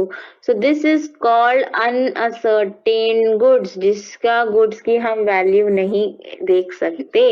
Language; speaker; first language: Hindi; native; Hindi